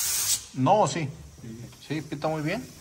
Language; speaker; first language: Spanish; native; Spanish